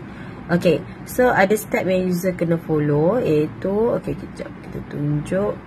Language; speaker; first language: Malay; native; Malay